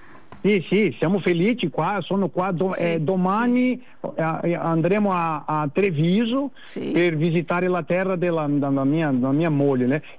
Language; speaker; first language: Italian; non-native, learner; Portuguese